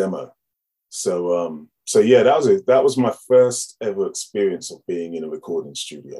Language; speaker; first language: English; native; English